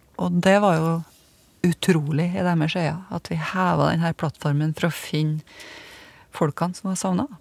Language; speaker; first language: Norwegian; native; Norwegian